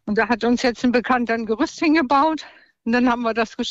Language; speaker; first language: German; native; German